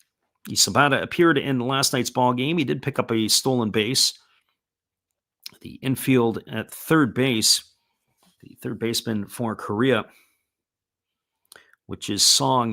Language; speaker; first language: English; native; English